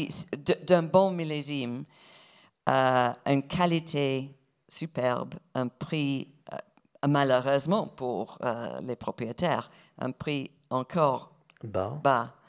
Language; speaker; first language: French; non-native, fluent; English